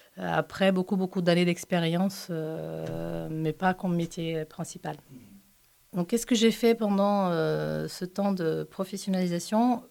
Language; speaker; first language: French; non-native, fluent; Portuguese